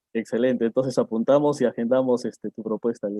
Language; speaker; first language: Spanish; native; Spanish